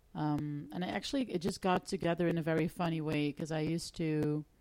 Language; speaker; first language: English; non-native, fluent; Dutch